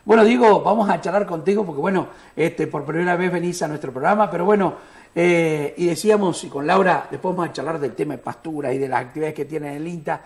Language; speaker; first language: Spanish; native; Spanish